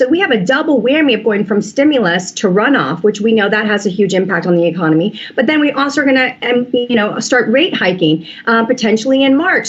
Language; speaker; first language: English; native; English